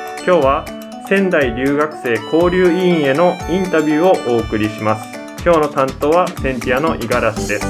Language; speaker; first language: Japanese; native; Japanese